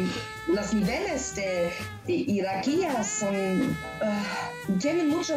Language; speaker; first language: Spanish; non-native, learner; German